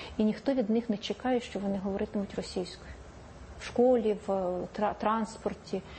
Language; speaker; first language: Ukrainian; native; Ukrainian